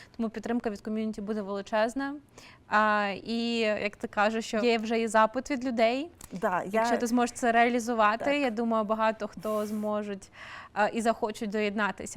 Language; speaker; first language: Ukrainian; native; Ukrainian